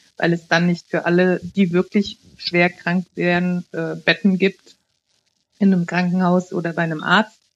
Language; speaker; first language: German; early bilingual, other home language; Italian